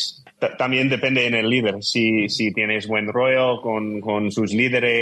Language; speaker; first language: Spanish; non-native, fluent; English